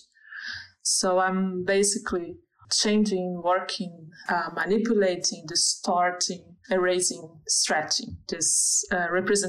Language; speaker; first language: English; non-native, fluent; Portuguese